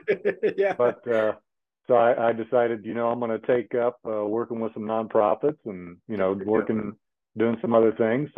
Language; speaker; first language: English; native; English